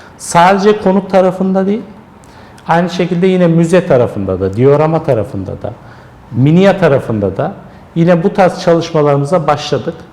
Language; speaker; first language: Turkish; native; Turkish